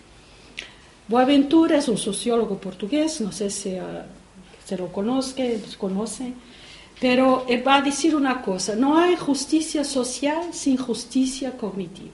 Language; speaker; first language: Spanish; non-native, fluent; Portuguese